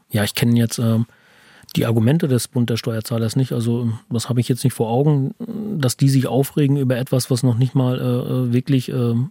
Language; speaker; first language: German; native; German